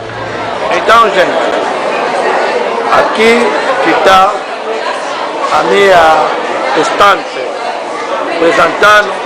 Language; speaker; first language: Portuguese; non-native, fluent; Lingala